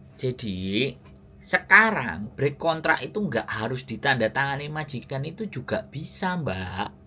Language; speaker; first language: Indonesian; non-native, local second language; Javanese